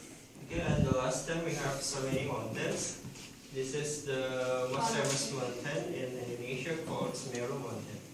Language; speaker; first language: English; non-native, learner; Indonesian